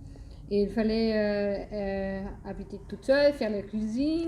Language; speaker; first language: French; non-native, fluent; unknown